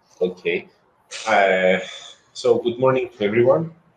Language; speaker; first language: English; non-native, fluent; Greek